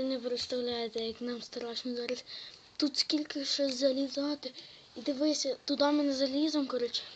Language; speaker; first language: Ukrainian; native; Ukrainian